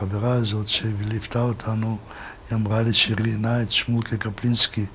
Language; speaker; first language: Hebrew; non-native, fluent; Yiddish